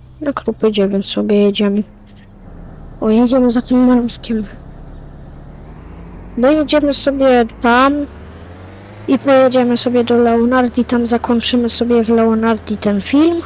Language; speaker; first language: Polish; native; Polish